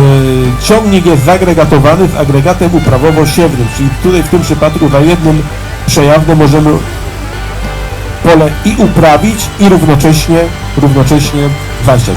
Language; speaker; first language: Polish; native; Polish